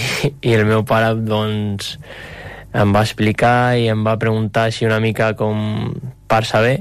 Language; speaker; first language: Catalan; non-native, local second language; Spanish